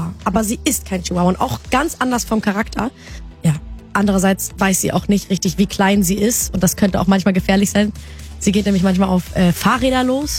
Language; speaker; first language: German; native; German